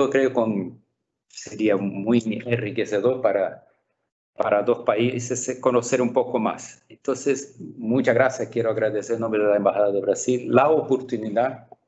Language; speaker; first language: Spanish; non-native, fluent; Portuguese